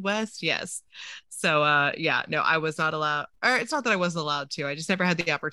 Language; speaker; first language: English; native; English